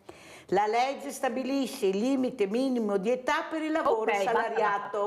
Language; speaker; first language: Italian; native; Italian